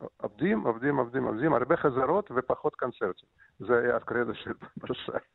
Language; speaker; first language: Hebrew; non-native, fluent; Russian